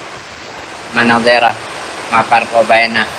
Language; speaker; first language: Arabic; non-native, learner; Indonesian